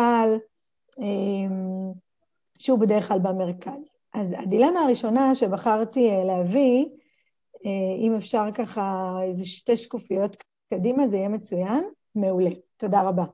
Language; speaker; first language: Hebrew; native; Hebrew